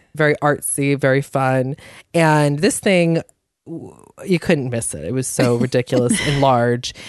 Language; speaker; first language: English; native; English